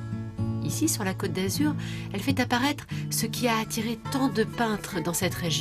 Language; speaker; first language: French; native; French